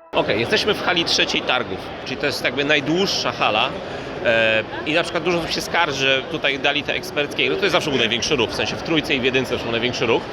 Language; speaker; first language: Polish; native; Polish